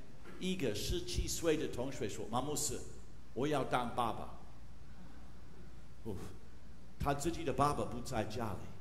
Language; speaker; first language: Chinese; non-native, fluent; English